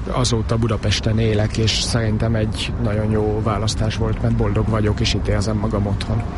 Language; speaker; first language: Hungarian; early bilingual, heritage; Hungarian